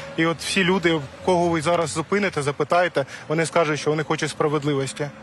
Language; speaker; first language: Ukrainian; native; Ukrainian